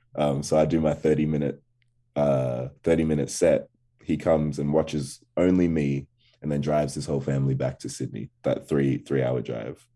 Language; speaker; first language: English; native; English